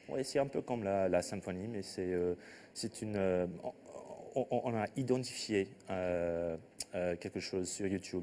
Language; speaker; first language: French; non-native, fluent; English